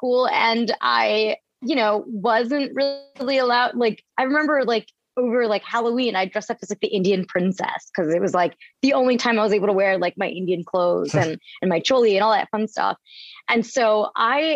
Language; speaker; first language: English; native; English